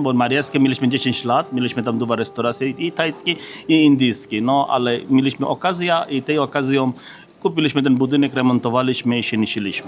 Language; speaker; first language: Polish; non-native, learner; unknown